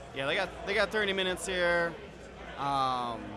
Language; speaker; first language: English; native; English